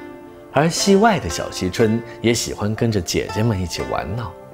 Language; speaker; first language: Chinese; native; Chinese